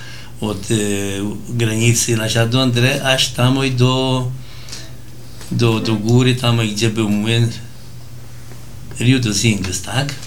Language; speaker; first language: Polish; early bilingual, heritage; Polish